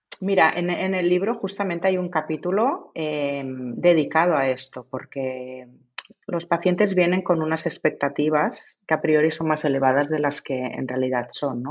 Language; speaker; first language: Spanish; native; Spanish